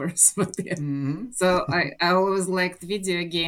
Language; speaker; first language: English; non-native, fluent; Russian